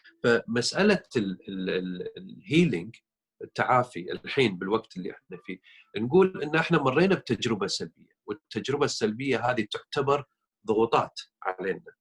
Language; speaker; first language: Arabic; native; Arabic